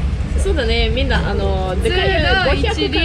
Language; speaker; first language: Japanese; non-native, learner; German